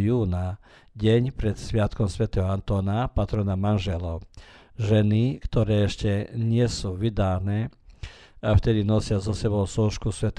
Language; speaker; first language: Slovak; early bilingual, heritage; Slovak